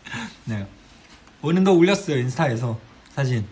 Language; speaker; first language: Korean; non-native, fluent; Chinese